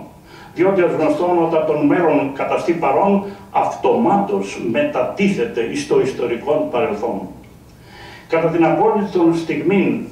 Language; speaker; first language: Greek; native; Greek